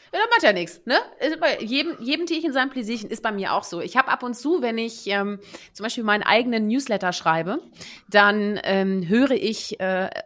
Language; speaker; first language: German; native; German